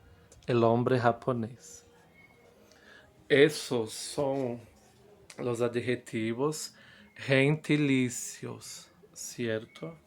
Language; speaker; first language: Spanish; non-native, fluent; Portuguese